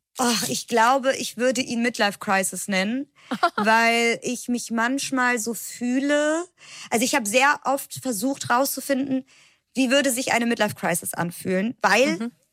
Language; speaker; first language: German; early bilingual, other home language; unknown